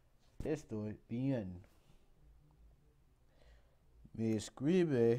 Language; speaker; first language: Spanish; non-native, learner; English